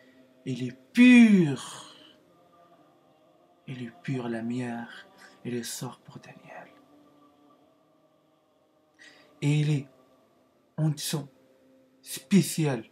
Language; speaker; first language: French; non-native, learner; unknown